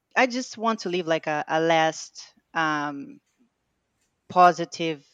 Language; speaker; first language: English; non-native, fluent; Portuguese